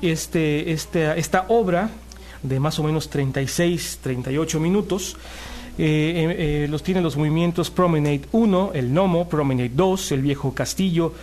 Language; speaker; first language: Spanish; native; Spanish